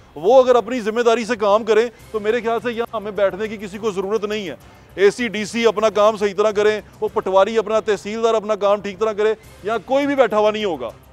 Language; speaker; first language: Urdu; non-native, local second language; Punjabi